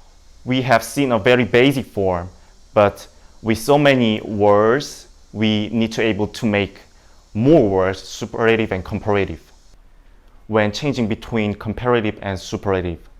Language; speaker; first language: English; non-native, learner; Indonesian